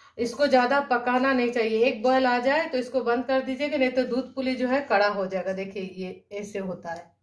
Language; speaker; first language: Hindi; native; Hindi